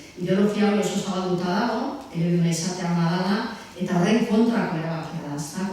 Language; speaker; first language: Basque; native; Basque